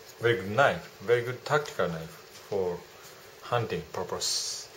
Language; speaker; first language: English; non-native, learner; Japanese